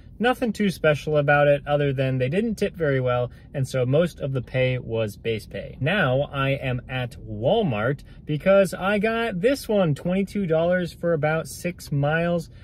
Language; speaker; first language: English; native; English